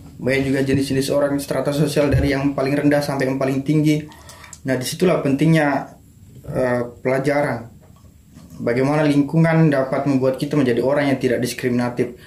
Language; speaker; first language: Indonesian; non-native, local second language; Javanese